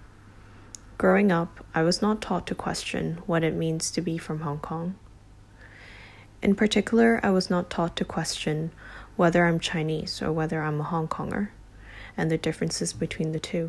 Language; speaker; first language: English; non-native, local second language; Cantonese